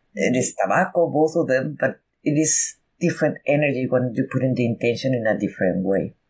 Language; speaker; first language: English; non-native, fluent; Spanish